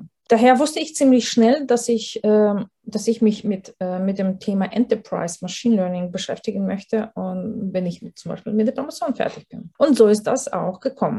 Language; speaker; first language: German; non-native, fluent; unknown